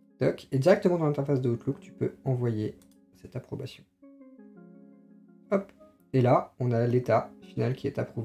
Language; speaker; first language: French; native; French